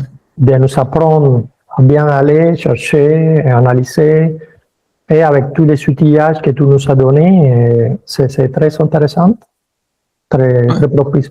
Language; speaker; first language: French; early bilingual, other home language; Spanish